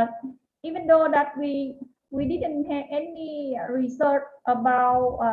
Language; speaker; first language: English; non-native, learner; Vietnamese